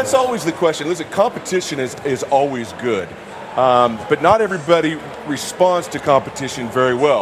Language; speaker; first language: English; native; English